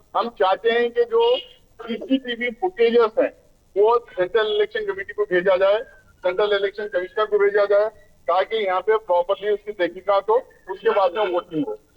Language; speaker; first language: Hindi; non-native, local second language; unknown